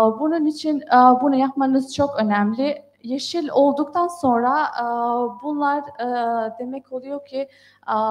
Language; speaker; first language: Turkish; non-native, fluent; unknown